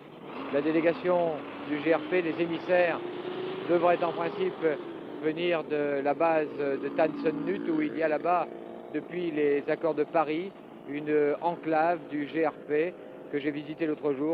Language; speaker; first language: French; native; French